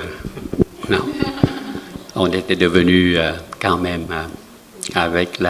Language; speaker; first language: French; non-native, fluent; Vietnamese